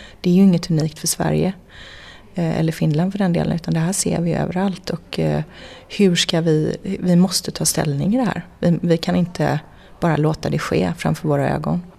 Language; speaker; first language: Swedish; native; Swedish